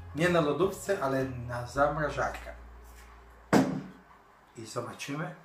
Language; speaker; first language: Polish; non-native, learner; Italian